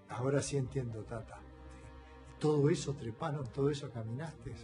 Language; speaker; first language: Spanish; native; Spanish